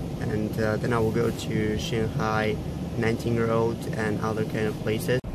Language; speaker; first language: English; non-native, learner; Tajik